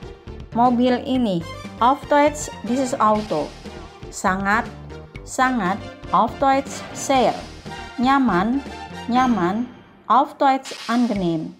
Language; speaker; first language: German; non-native, fluent; Indonesian